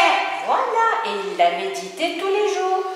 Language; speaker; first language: French; native; French